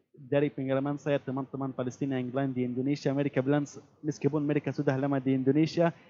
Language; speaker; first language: Indonesian; non-native, fluent; Arabic